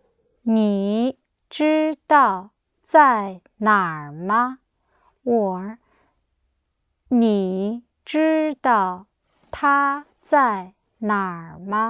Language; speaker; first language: Chinese; non-native, learner; English